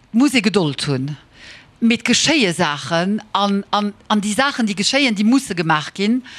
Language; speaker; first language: Luxembourgish; early bilingual, heritage; Luxembourgish